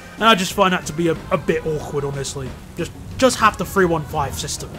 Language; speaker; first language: English; native; English